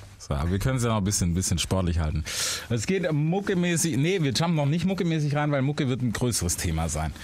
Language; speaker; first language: German; native; German